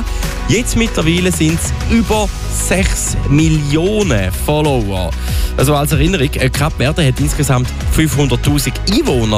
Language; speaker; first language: German; native; German